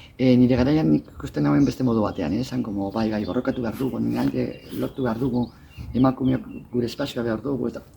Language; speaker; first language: Basque; native; Basque